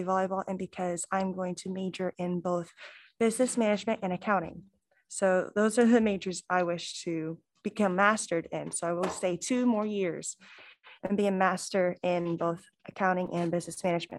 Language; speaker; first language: English; native; English